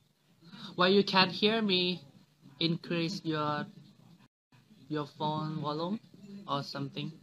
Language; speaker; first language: English; non-native, learner; Thai